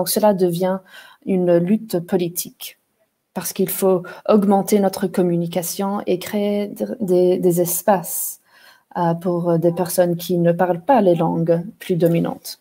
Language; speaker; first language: French; non-native, fluent; English